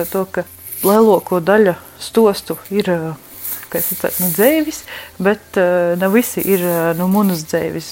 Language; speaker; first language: Latvian; native; Latvian